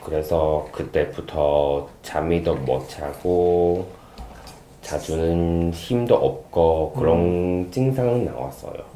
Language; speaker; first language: Korean; non-native, learner; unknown